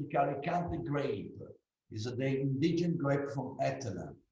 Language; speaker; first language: English; non-native, learner; Italian